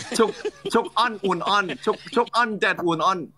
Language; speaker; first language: Vietnamese; non-native, learner; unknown